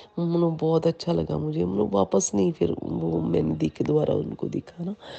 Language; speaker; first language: Hindi; non-native, local second language; Punjabi